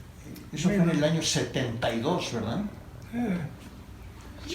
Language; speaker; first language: Spanish; native; Spanish